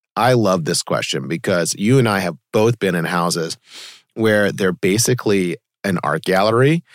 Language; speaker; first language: English; native; English